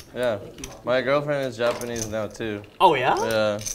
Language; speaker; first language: English; native; English